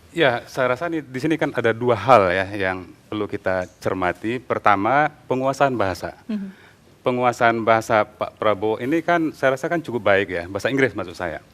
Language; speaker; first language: Indonesian; native; Indonesian